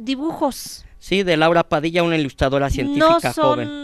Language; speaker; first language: Spanish; native; Spanish